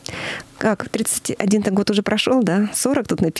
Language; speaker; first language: Russian; native; Russian